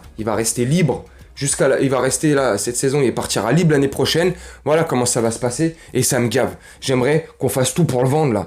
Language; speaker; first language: French; native; French